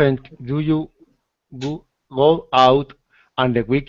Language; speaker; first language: English; non-native, learner; Spanish